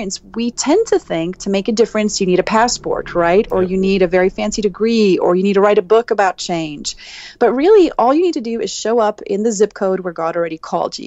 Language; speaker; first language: English; native; English